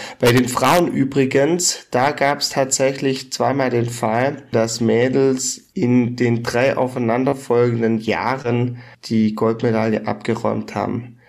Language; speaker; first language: German; native; German